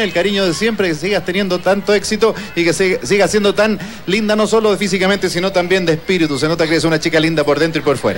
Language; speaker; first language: Spanish; native; Spanish